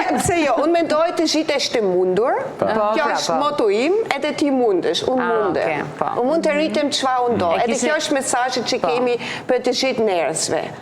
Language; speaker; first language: Albanian; non-native, fluent; German